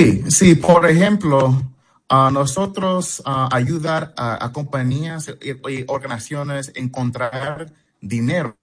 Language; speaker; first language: Spanish; early bilingual, heritage; English